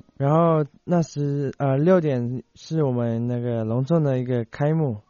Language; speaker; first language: Chinese; early bilingual, heritage; Chinese